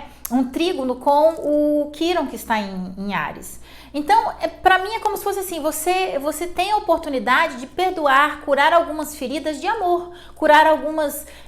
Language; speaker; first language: Portuguese; native; Portuguese